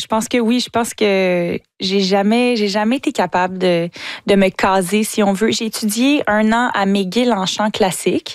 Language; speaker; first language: French; native; French